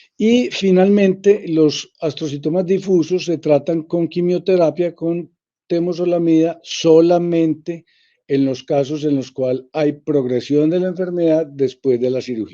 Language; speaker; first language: Spanish; native; Spanish